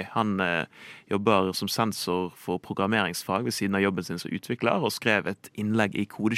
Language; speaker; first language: Norwegian; native; Norwegian